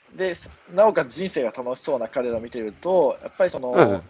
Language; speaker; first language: Japanese; native; Japanese